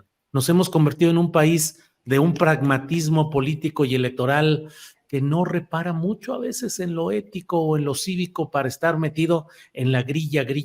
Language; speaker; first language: Spanish; native; Spanish